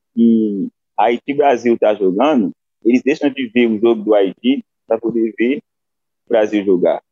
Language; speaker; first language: Portuguese; non-native, fluent; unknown